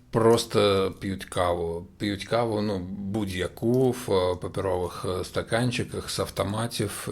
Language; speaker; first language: Ukrainian; non-native, local second language; Russian